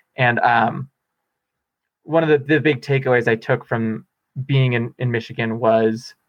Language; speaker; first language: English; native; English